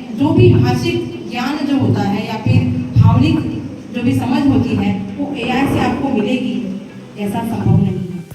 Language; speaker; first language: Hindi; non-native, local second language; Marathi